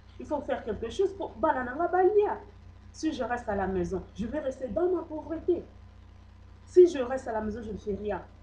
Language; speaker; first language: French; non-native, local second language; Lingala